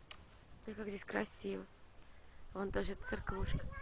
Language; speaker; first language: Russian; native; Russian